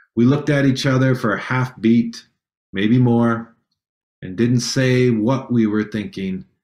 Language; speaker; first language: English; native; English